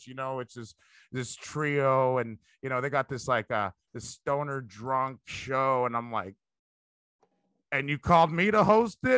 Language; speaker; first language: English; early bilingual, other home language; Spanish